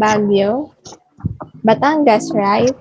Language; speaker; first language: Filipino; native; Filipino